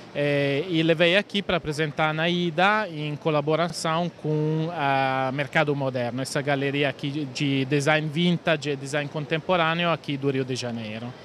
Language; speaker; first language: Portuguese; non-native, fluent; Italian